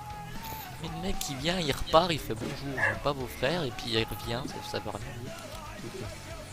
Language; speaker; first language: French; native; French